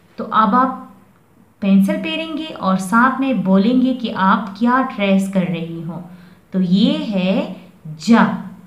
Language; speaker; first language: Urdu; non-native, local second language; Pashto